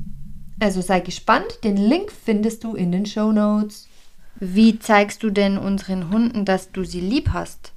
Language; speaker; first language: German; native; German